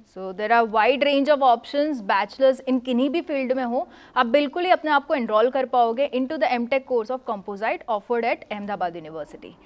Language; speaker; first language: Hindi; non-native, local second language; Gujarati